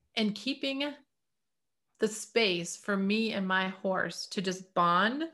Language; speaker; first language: English; native; English